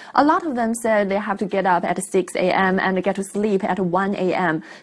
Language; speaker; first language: English; non-native, fluent; Chinese